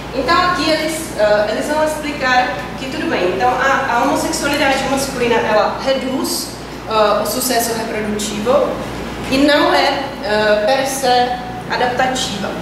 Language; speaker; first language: Portuguese; non-native, fluent; Czech